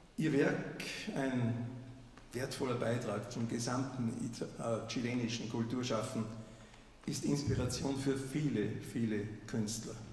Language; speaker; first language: German; native; German